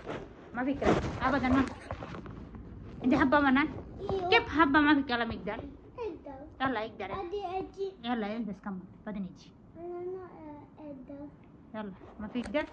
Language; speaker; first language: Arabic; non-native, learner; Bangla